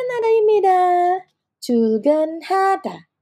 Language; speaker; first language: Korean; non-native, fluent; Indonesian